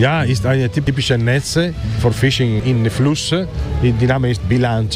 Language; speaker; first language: German; non-native, learner; Italian